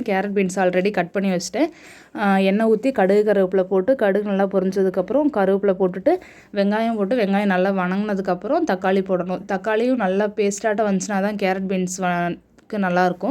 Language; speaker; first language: Tamil; native; Tamil